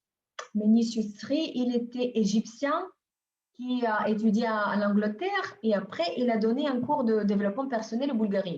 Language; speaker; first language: French; non-native, fluent; Bulgarian